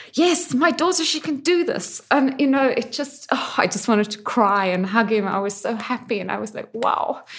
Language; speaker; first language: English; native; English